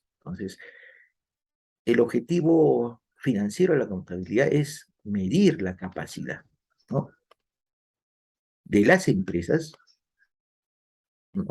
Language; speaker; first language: Spanish; native; Spanish